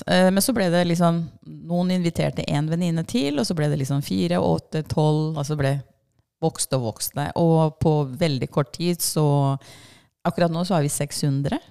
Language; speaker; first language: Norwegian; non-native, fluent; Spanish